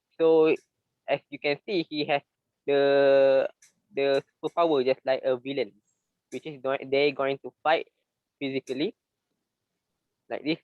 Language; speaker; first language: English; non-native, learner; Malay